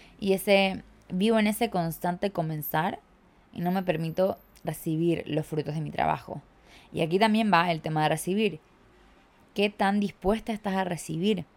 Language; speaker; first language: Spanish; native; Spanish